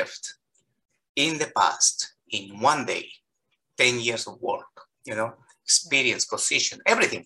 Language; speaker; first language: English; non-native, fluent; Spanish